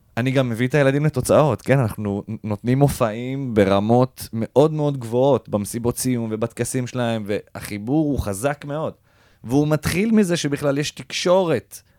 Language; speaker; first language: Hebrew; native; Hebrew